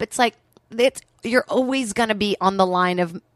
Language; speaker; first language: English; non-native, fluent; Portuguese